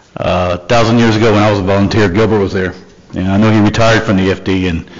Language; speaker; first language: English; native; English